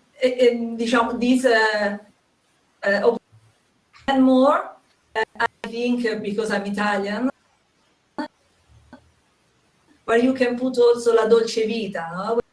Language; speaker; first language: English; non-native, learner; Italian